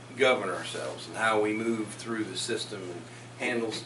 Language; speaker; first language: English; native; English